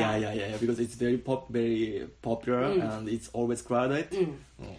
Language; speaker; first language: English; non-native, learner; Japanese